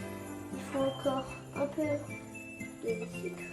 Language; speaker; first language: French; early bilingual, other home language; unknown